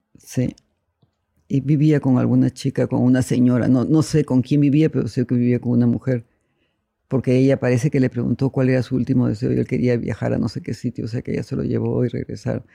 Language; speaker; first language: Spanish; native; Spanish